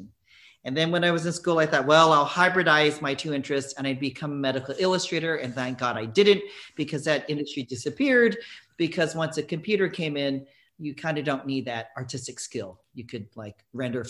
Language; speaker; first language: English; native; English